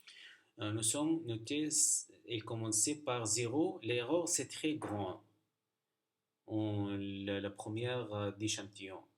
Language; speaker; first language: French; non-native, learner; Arabic